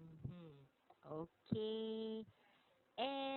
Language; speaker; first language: English; non-native, local second language; Filipino